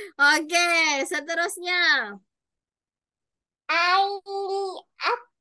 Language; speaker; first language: Malay; native; Malay